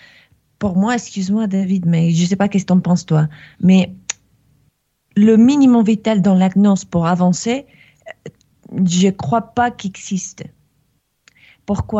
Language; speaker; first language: French; non-native, fluent; Spanish